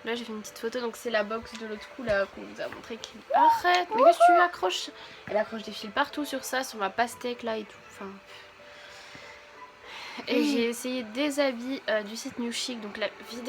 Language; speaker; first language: French; native; French